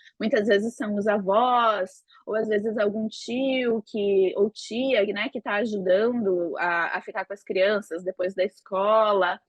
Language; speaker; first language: Portuguese; native; Portuguese